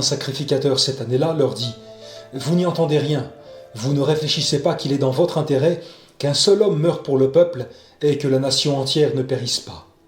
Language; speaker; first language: French; native; French